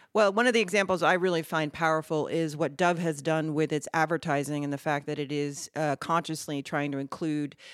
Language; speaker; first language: English; native; English